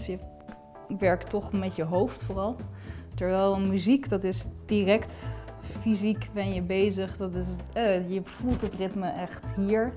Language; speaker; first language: Dutch; native; Dutch